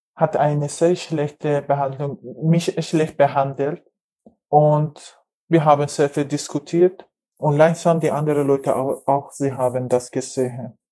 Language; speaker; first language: German; non-native, learner; Persian